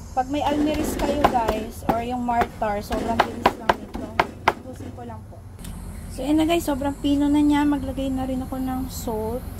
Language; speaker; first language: Filipino; non-native, local second language; Hiligaynon